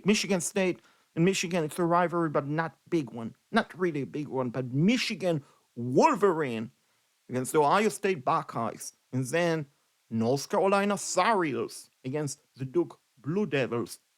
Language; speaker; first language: English; non-native, fluent; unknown